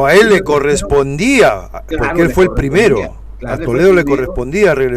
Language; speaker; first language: Spanish; native; Spanish